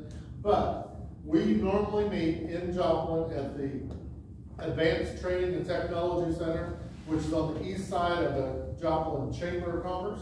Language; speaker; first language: English; native; English